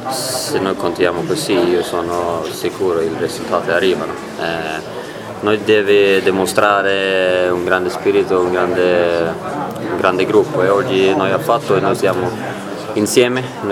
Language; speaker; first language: Italian; non-native, learner; Swedish